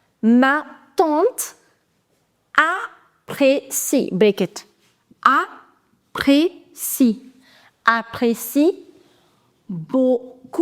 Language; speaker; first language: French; non-native, fluent; Hindi